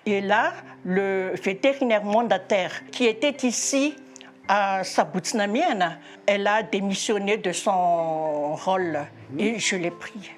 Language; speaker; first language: French; non-native, local second language; Malagasy